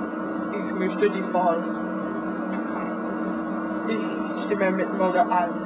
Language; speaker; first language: German; non-native, learner; English